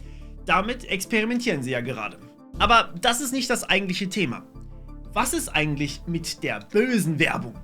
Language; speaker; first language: German; native; German